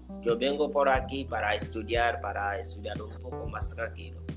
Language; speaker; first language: Spanish; non-native, learner; Haitian Creole